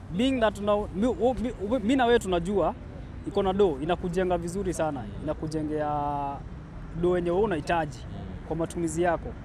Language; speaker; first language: Swahili; native; Swahili